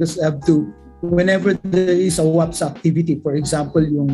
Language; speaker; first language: English; non-native, local second language; Iloko